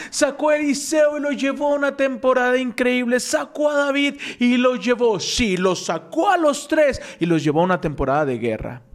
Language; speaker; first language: Spanish; native; Spanish